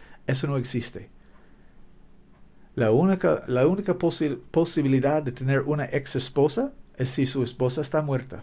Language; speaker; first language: Spanish; non-native, learner; English